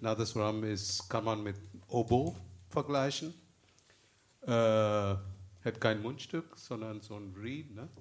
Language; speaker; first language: German; non-native, fluent; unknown